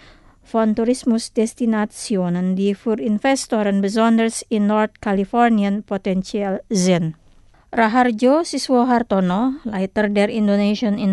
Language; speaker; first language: German; non-native, fluent; Indonesian